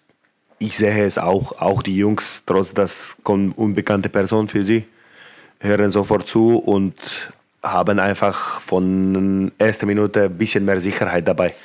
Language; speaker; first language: German; non-native, fluent; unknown